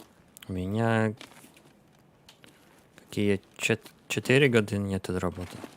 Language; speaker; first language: Russian; non-native, learner; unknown